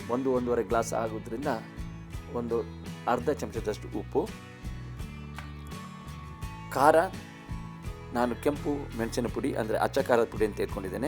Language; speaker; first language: Kannada; native; Kannada